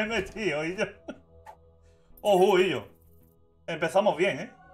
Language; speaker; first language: Spanish; native; Spanish